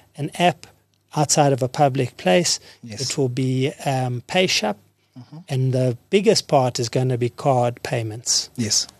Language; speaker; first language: English; native; English